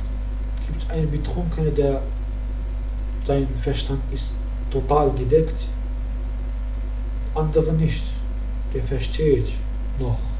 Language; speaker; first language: German; non-native, learner; Arabic